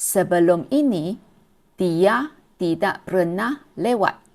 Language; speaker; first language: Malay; non-native, local second language; Chinese